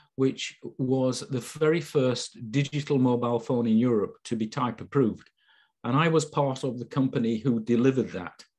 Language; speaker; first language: English; native; English